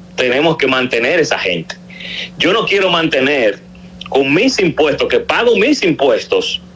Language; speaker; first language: Spanish; native; Spanish